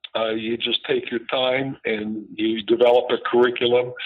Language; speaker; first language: English; native; English